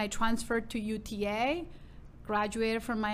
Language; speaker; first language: English; non-native, fluent; Spanish